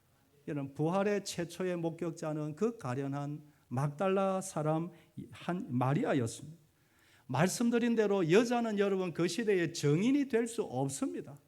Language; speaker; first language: Korean; native; Korean